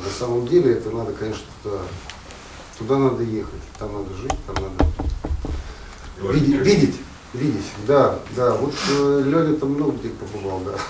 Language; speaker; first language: Russian; native; Russian